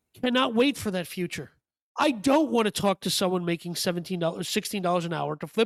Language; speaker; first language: English; native; English